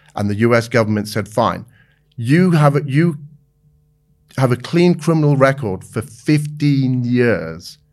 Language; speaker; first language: English; native; English